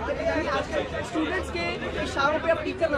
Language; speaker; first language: Hindi; native; Hindi